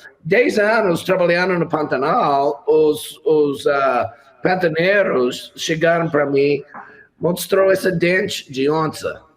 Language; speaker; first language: Portuguese; non-native, fluent; English